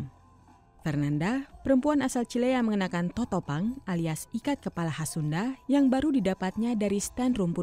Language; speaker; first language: Indonesian; native; Indonesian